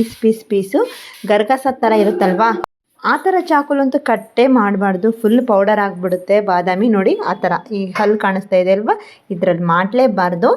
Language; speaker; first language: Kannada; native; Kannada